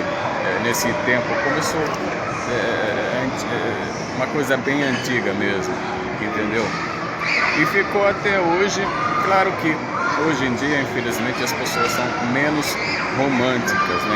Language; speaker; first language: Portuguese; non-native, fluent; Arabic